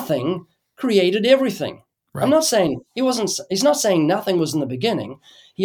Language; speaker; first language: English; native; English